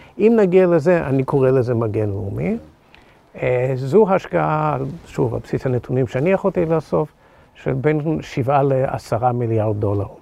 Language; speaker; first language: Hebrew; non-native, fluent; English